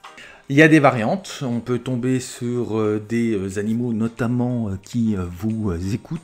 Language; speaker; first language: French; native; French